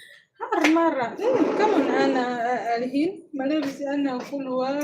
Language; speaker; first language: Arabic; non-native, learner; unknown